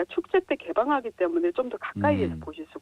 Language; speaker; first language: Korean; native; Korean